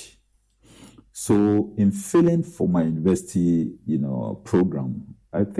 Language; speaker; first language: English; non-native, local second language; Akan